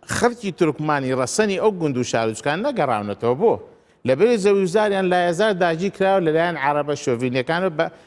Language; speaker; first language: Central Kurdish; non-native, local second language; Turkish